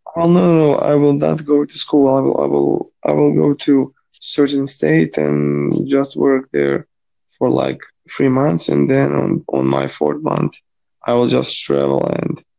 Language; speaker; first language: English; non-native, fluent; Croatian